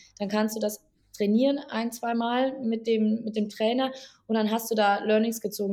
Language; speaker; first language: German; native; German